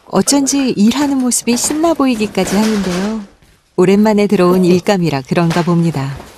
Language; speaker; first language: Korean; native; Korean